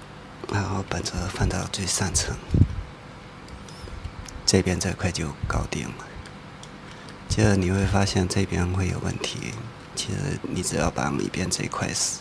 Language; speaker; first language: Chinese; native; Chinese